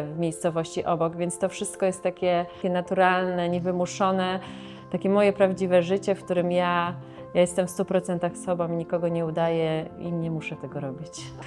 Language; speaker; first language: Polish; native; Polish